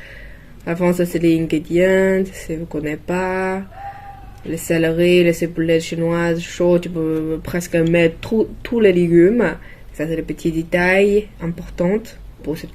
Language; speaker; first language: French; non-native, learner; Chinese